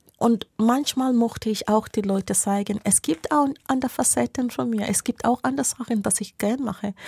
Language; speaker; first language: German; non-native, fluent; Swahili